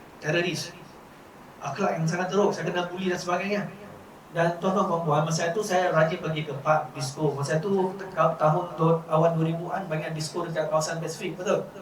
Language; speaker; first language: Malay; non-native, local second language; Chinese